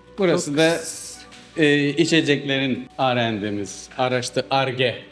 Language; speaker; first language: Turkish; native; Turkish